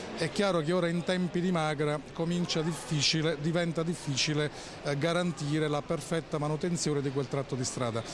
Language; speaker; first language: Italian; native; Italian